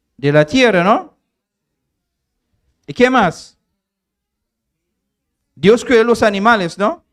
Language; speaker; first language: Spanish; non-native, fluent; English